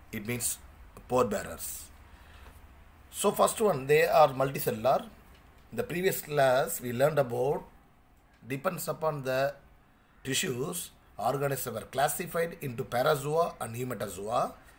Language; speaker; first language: English; non-native, local second language; Tamil